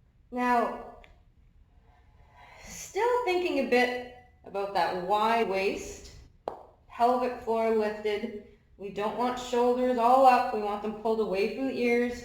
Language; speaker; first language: English; native; English